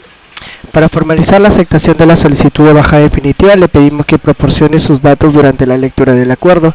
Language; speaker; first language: Spanish; native; Spanish